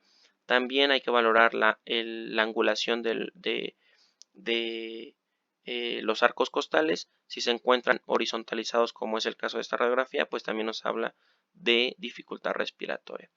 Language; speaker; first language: Spanish; native; Spanish